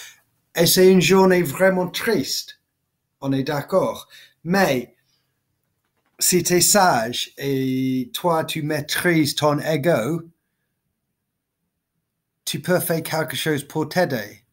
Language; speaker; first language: French; non-native, learner; English